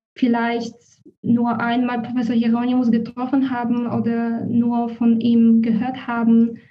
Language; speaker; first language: German; non-native, fluent; Polish